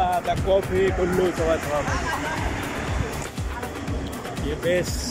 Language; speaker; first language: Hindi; non-native, local second language; Bhojpuri